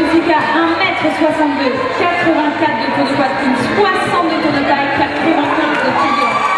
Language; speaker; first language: French; native; French